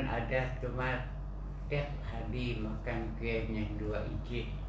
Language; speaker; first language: Indonesian; non-native, local second language; Hakka Chinese